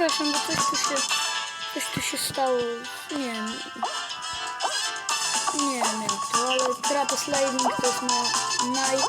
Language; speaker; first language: Polish; native; Polish